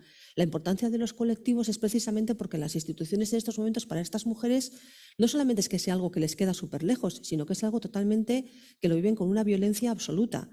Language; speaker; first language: Spanish; native; Spanish